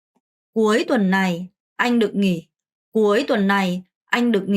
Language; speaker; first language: Vietnamese; non-native, fluent; Korean